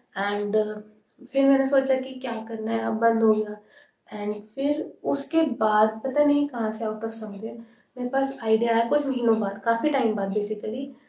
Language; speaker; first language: Hindi; native; Hindi